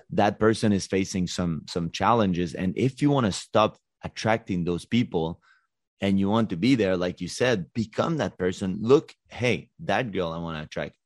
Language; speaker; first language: English; native; English